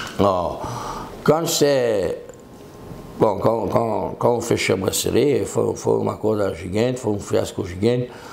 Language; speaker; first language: Portuguese; non-native, fluent; French